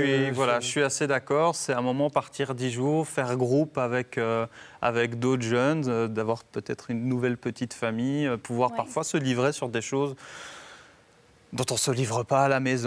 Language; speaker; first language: French; native; French